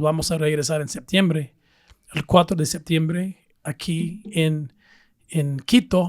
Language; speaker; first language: Spanish; non-native, fluent; English